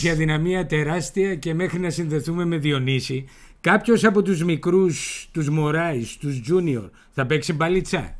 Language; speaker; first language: Greek; native; Greek